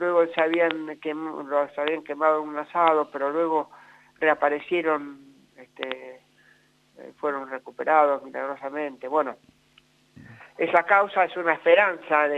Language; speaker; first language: Spanish; native; Spanish